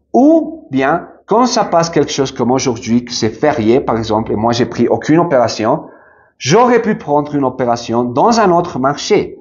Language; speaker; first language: French; non-native, fluent; Spanish